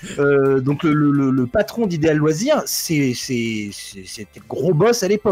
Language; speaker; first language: French; native; French